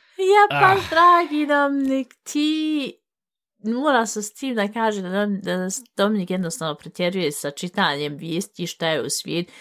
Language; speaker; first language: Bosnian; early bilingual, heritage; Bosnian